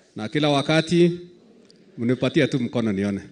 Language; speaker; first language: Swahili; native; Swahili